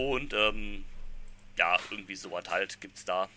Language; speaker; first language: German; native; German